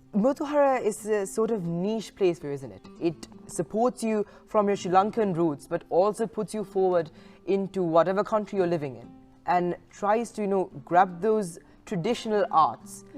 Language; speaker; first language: English; non-native, local second language; Sinhala